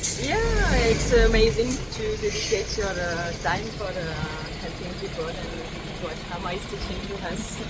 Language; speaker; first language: English; non-native, learner; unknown